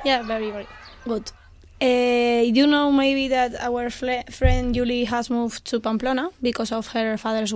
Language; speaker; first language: English; non-native, learner; Spanish